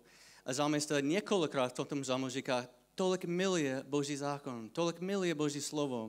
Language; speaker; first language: Czech; non-native, fluent; English